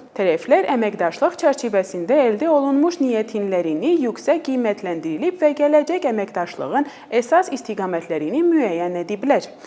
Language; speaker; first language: Azerbaijani; non-native, fluent; Armenian